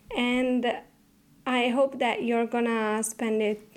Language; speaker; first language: English; non-native, fluent; Italian